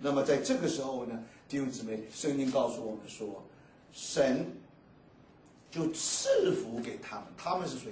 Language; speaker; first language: Chinese; native; Chinese